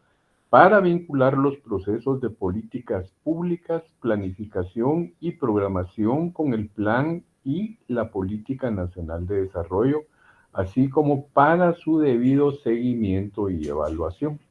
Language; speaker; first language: Spanish; native; Spanish